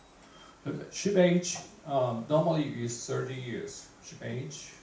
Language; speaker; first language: English; non-native, fluent; Chinese